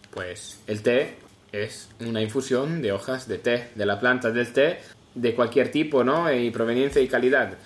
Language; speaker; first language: Spanish; non-native, fluent; Italian